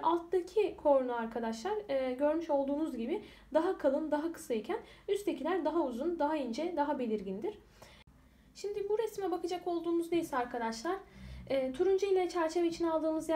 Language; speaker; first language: Turkish; native; Turkish